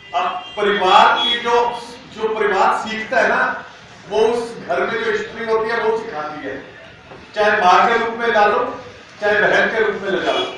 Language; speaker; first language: Hindi; non-native, local second language; Punjabi